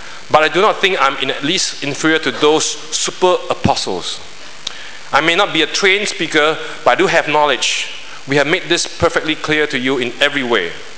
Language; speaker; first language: English; non-native, local second language; Chinese